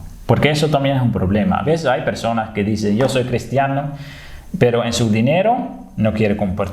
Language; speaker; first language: Spanish; non-native, fluent; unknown